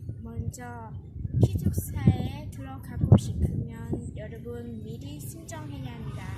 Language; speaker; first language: Korean; non-native, learner; Vietnamese